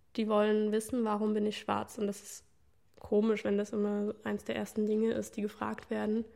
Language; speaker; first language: German; native; German